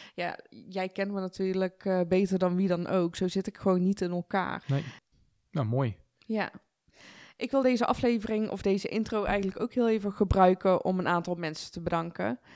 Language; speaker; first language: Dutch; early bilingual, other home language; Persian